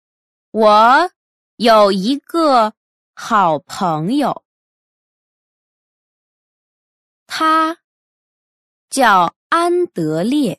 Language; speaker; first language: Chinese; non-native, learner; Russian